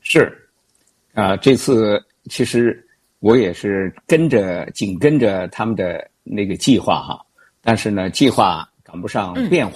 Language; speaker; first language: Chinese; native; Chinese